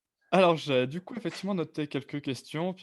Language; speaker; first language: French; native; French